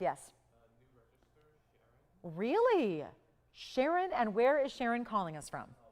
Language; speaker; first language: English; native; English